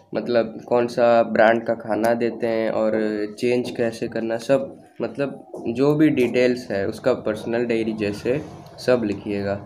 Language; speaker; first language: Hindi; non-native, local second language; Tamil